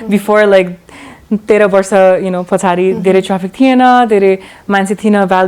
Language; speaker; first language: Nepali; early bilingual, heritage; English